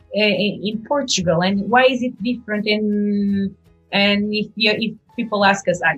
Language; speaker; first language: English; non-native, fluent; Portuguese